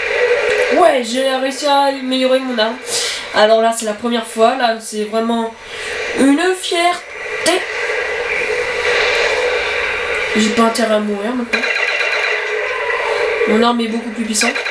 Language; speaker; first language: French; native; French